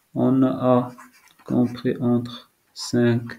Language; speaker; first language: French; non-native, local second language; Arabic